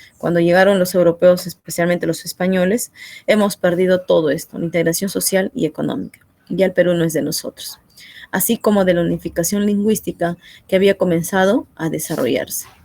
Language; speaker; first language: Spanish; non-native, local second language; Quechua